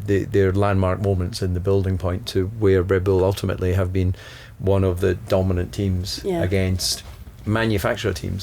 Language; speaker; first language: English; native; English